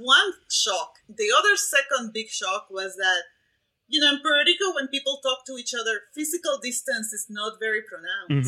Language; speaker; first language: English; non-native, fluent; Spanish